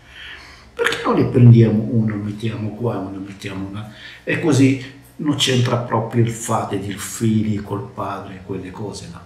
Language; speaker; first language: Italian; non-native, learner; Arabic